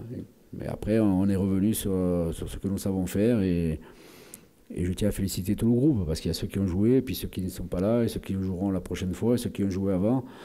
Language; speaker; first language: French; native; French